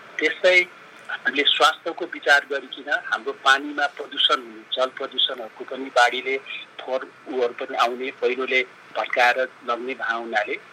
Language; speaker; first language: Nepali; native; Nepali